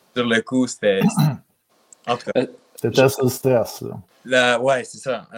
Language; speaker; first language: French; native; French